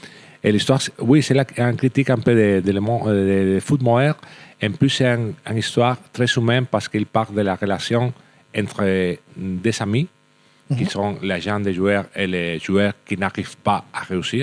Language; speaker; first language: French; non-native, learner; Spanish